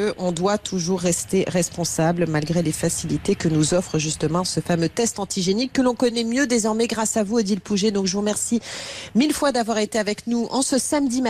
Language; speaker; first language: French; native; French